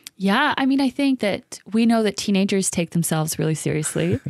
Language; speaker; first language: English; native; English